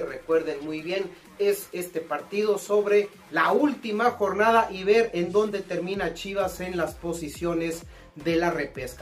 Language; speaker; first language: Spanish; native; Spanish